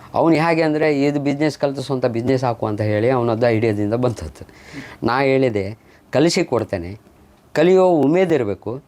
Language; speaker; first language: Kannada; native; Kannada